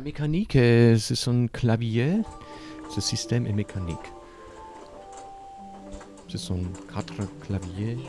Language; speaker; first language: French; non-native, learner; Slovak